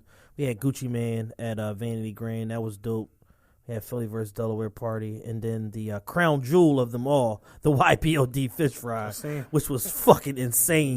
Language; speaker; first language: English; native; English